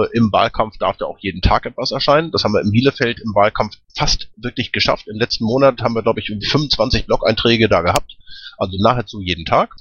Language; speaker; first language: German; native; German